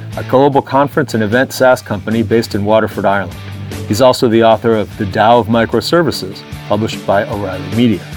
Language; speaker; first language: English; native; English